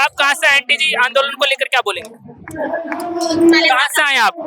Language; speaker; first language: Hindi; native; Hindi